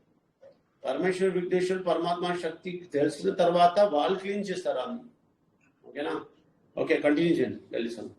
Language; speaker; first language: Telugu; non-native, learner; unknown